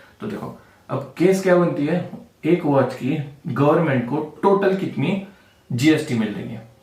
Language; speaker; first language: Hindi; non-native, local second language; Marathi